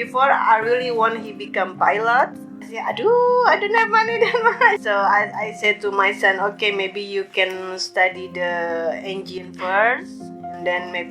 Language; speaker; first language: English; non-native, learner; Indonesian